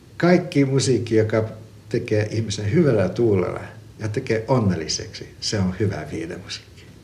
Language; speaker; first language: Finnish; early bilingual, other home language; Russian